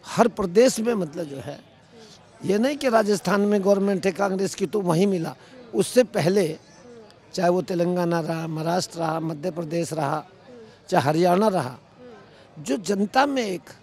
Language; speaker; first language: Hindi; native; Hindi